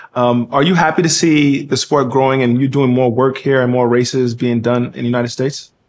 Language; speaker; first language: English; native; English